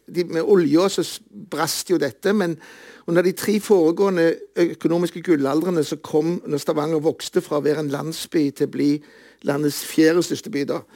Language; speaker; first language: Norwegian; native; Norwegian